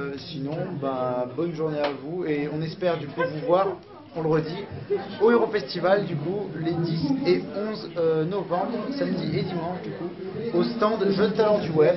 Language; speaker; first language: French; native; French